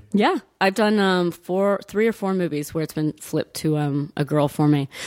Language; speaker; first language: English; early bilingual, other home language; Italian